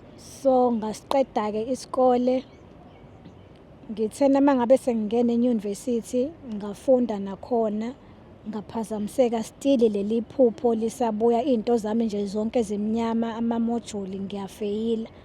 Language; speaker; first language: Zulu; native; Zulu